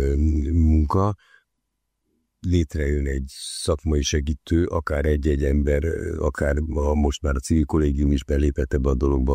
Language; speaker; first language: Hungarian; native; Hungarian